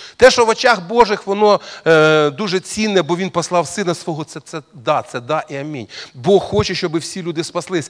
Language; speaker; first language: Ukrainian; non-native, local second language; Russian